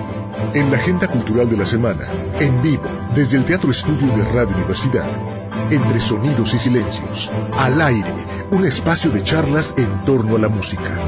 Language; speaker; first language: Spanish; native; Spanish